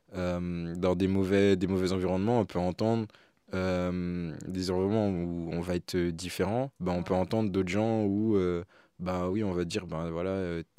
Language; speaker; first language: French; native; French